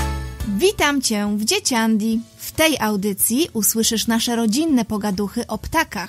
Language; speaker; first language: Polish; native; Polish